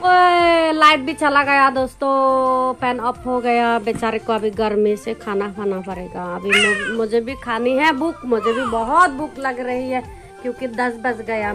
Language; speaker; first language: Hindi; non-native, local second language; Chakma